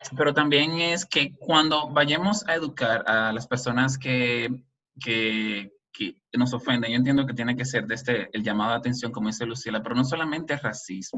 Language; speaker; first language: Spanish; native; Spanish